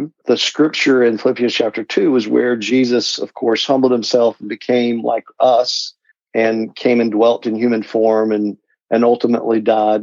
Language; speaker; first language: English; native; English